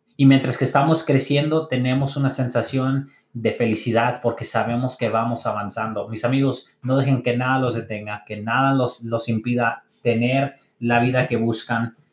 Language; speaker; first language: Spanish; early bilingual, heritage; English